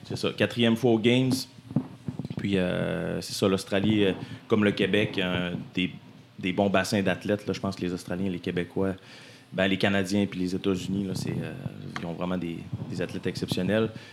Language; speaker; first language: French; native; French